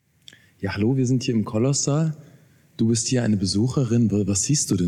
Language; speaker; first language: German; native; German